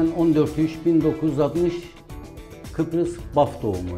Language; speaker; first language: Turkish; native; Turkish